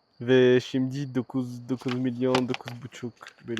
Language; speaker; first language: Turkish; non-native, learner; French